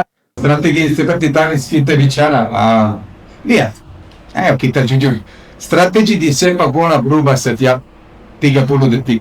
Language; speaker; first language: Indonesian; non-native, fluent; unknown